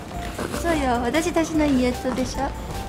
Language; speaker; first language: Japanese; non-native, learner; Chinese